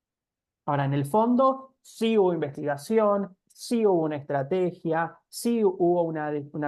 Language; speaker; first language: Spanish; native; Spanish